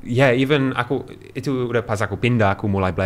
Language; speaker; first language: Indonesian; non-native, learner; English